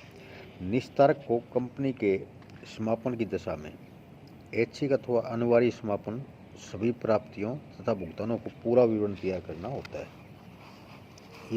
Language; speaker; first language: Hindi; native; Hindi